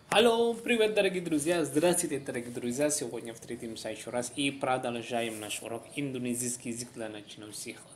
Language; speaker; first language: Russian; non-native, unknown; Indonesian